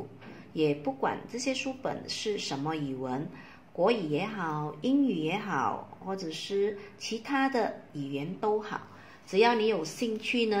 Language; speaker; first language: Chinese; native; Chinese